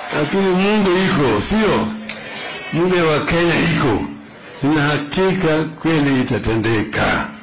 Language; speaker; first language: Swahili; non-native, local second language; Luo (Kenya and Tanzania)